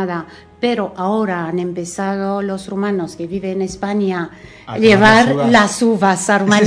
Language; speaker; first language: Spanish; non-native, fluent; Romanian